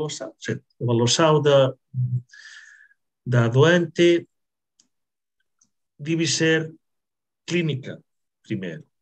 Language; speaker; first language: Portuguese; non-native, learner; Spanish